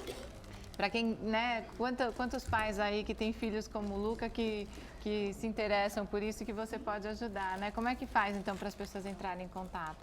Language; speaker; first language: Portuguese; native; Portuguese